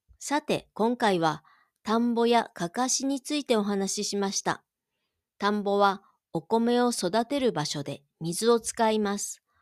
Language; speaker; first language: Japanese; native; Japanese